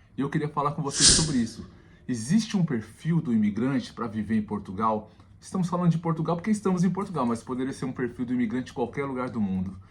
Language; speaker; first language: Portuguese; native; Portuguese